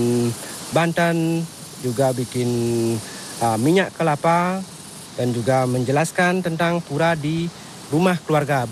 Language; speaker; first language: Indonesian; non-native, local second language; Balinese